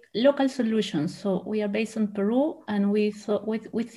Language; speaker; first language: English; non-native, fluent; Spanish